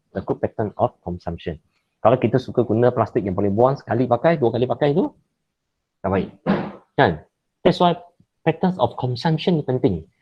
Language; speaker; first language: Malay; non-native, local second language; Chinese